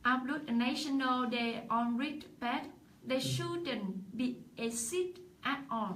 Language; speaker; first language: English; non-native, learner; Vietnamese